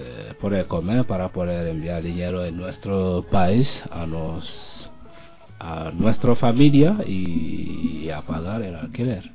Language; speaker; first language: Spanish; non-native, learner; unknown